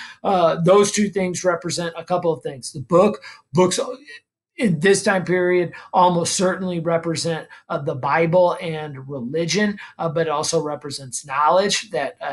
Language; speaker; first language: English; native; English